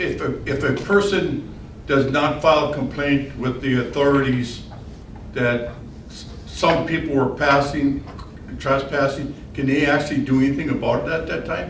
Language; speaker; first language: English; native; English